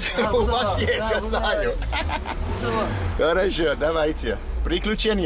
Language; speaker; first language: Russian; non-native, learner; English